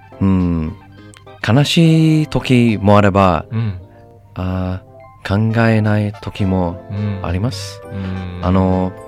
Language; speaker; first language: Japanese; non-native, learner; English